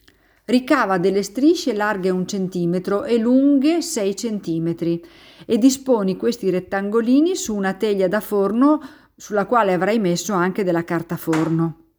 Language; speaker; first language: Italian; native; Italian